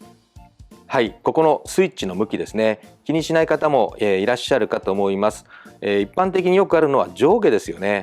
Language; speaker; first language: Japanese; native; Japanese